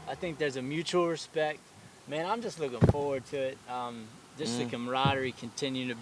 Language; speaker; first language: English; native; English